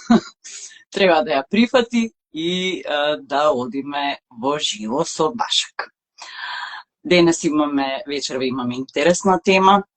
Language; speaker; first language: Macedonian; native; Macedonian